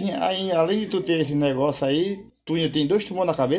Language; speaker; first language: Portuguese; native; Portuguese